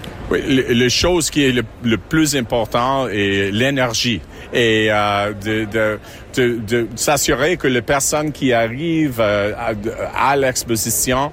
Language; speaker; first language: French; non-native, local second language; English